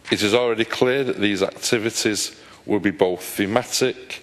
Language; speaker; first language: English; native; English